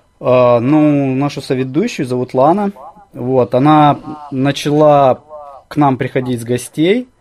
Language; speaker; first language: Russian; native; Russian